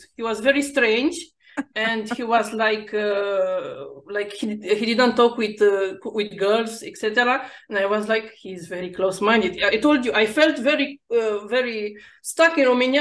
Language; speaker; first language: English; non-native, fluent; Romanian